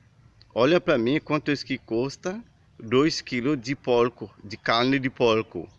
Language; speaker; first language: Portuguese; non-native, learner; Haitian Creole